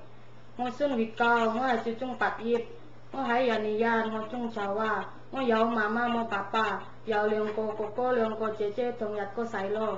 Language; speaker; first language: Cantonese; non-native, learner; Indonesian